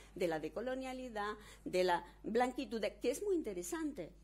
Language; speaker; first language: Spanish; native; Spanish